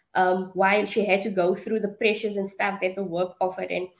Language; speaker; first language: English; non-native, local second language; Afrikaans